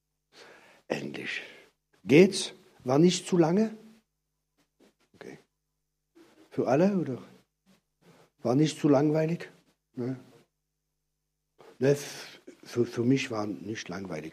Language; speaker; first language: German; non-native, fluent; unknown